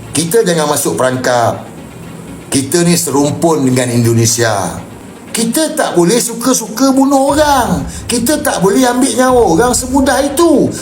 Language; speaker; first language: Malay; native; Malay